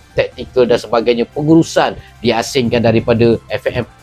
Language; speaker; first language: Malay; native; Malay